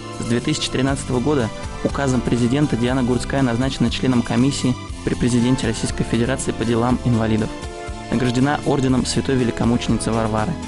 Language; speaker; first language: Russian; native; Russian